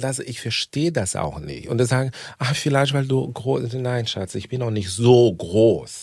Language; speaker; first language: German; non-native, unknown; Portuguese